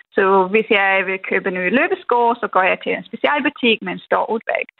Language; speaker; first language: Danish; non-native, fluent; German